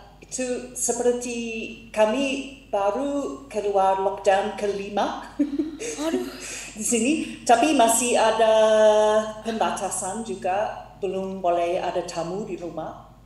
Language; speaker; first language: Indonesian; non-native, fluent; English